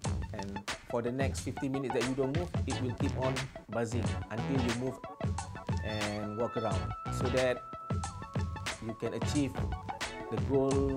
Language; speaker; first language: English; non-native, local second language; Malay